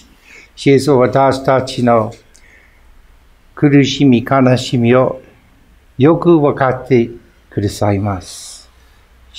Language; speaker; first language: Japanese; non-native, fluent; English